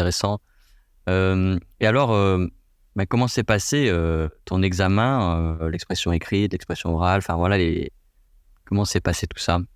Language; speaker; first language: French; native; French